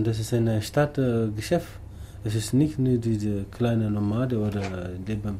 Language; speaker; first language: German; non-native, learner; Tamasheq